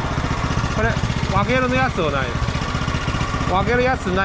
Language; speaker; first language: Japanese; non-native, learner; Chinese